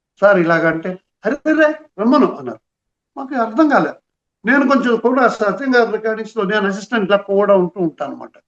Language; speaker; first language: Telugu; native; Telugu